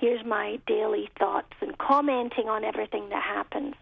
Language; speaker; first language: English; native; English